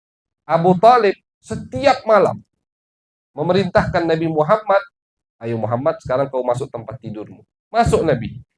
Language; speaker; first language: Indonesian; native; Indonesian